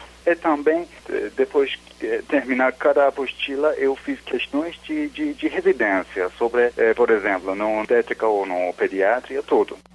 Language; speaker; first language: Portuguese; non-native, learner; Persian